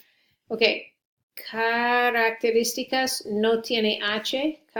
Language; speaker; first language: Spanish; non-native, fluent; English